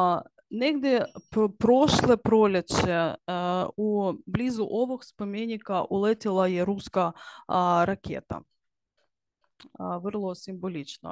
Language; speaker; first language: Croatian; non-native, learner; Ukrainian